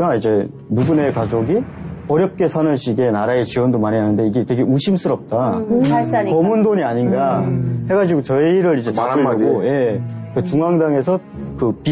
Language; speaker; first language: Korean; native; Korean